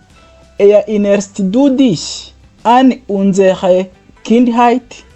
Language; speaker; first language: German; non-native, fluent; Kinyarwanda